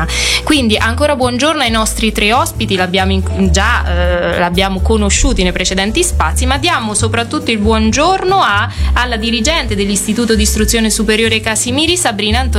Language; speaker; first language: Italian; native; Italian